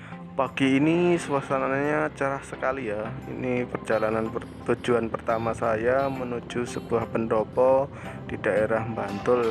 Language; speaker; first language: Indonesian; non-native, local second language; Javanese